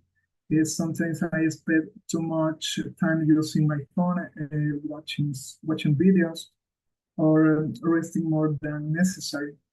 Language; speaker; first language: English; non-native, learner; Spanish